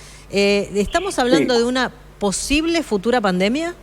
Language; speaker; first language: Spanish; native; Spanish